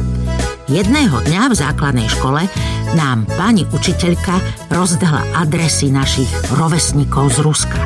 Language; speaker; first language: Slovak; native; Slovak